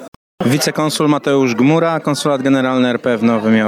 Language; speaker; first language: Polish; native; Polish